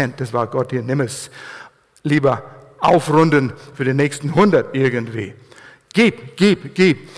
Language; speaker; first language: German; non-native, fluent; English